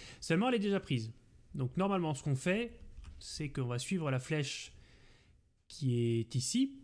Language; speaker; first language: French; native; French